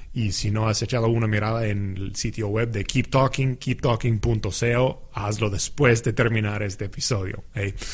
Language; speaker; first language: Spanish; non-native, fluent; English